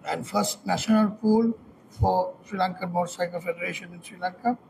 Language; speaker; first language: English; non-native, local second language; Sinhala